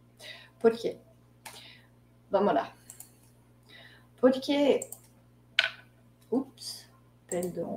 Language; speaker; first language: Portuguese; non-native, fluent; French